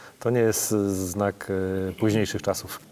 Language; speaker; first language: Polish; native; Polish